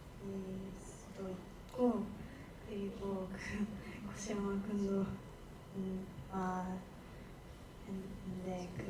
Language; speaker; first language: Korean; non-native, learner; Japanese